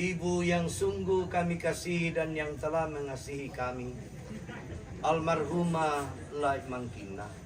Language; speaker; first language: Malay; non-native, local second language; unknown